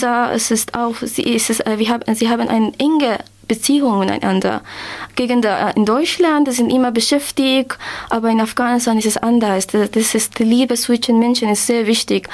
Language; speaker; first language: German; non-native, learner; Persian